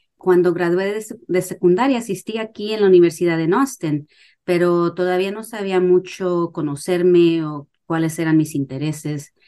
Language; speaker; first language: Spanish; early bilingual, heritage; Spanish